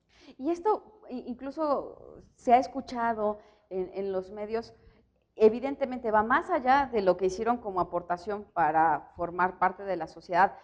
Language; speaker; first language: Spanish; native; Spanish